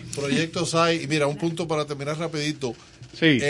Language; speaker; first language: Spanish; native; Spanish